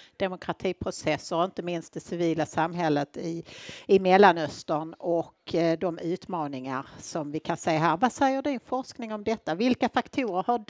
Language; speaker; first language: Swedish; native; Swedish